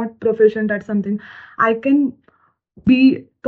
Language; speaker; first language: English; non-native, local second language; Marathi